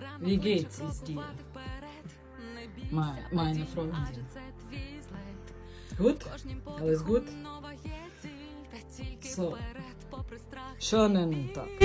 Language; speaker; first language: German; non-native, learner; Ukrainian